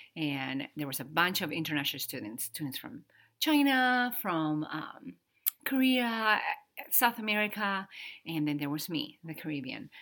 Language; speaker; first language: English; non-native, fluent; Spanish